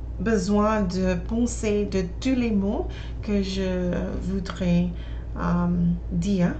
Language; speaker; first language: French; non-native, learner; English